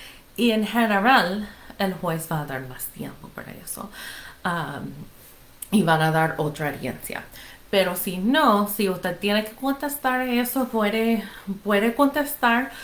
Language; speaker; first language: Spanish; non-native, fluent; English